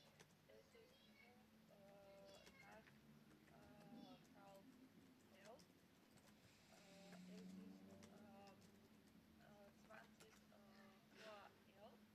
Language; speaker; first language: German; non-native, learner; Macedonian